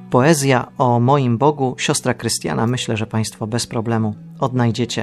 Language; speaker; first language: Polish; native; Polish